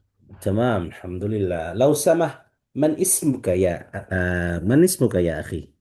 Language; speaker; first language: Arabic; non-native, fluent; Indonesian